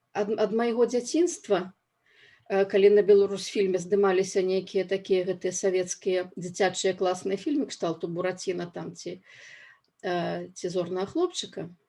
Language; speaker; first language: Belarusian; non-native, local second language; Russian